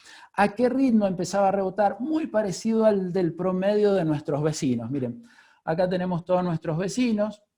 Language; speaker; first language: Spanish; native; Spanish